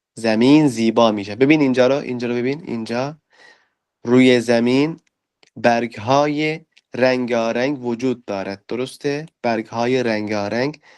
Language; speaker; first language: Persian; non-native, fluent; Turkish